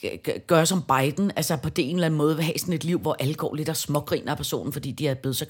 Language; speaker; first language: Danish; native; Danish